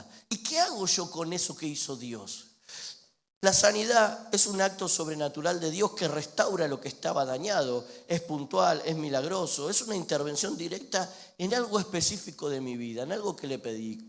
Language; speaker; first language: Spanish; native; Spanish